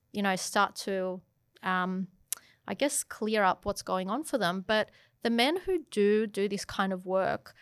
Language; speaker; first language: English; native; English